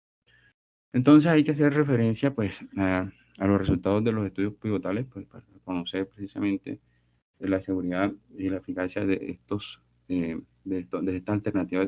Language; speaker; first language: Spanish; native; Spanish